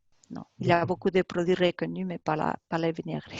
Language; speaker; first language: French; non-native, learner; Spanish